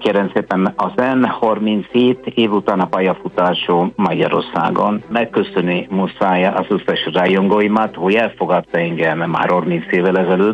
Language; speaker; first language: Hungarian; non-native, fluent; Italian